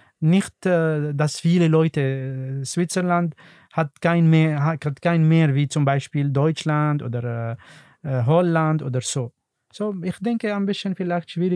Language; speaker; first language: German; non-native, learner; Arabic